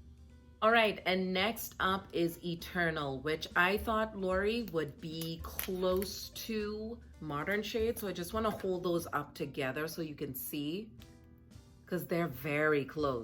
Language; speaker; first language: English; native; English